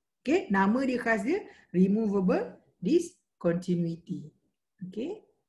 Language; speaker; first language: English; non-native, local second language; Malay